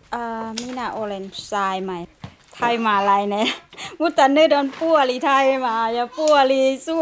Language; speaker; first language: Finnish; non-native, learner; Thai